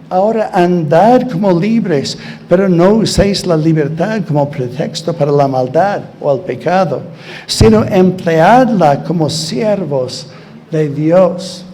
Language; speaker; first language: Spanish; non-native, fluent; English